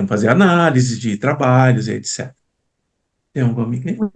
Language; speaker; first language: Portuguese; native; Portuguese